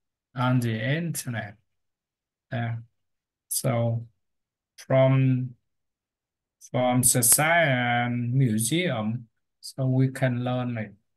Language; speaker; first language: English; non-native, learner; Vietnamese